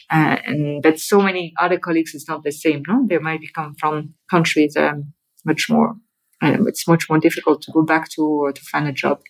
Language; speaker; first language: English; non-native, fluent; French